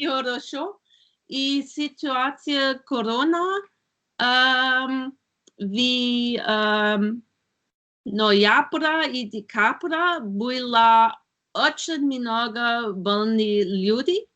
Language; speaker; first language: Russian; non-native, learner; German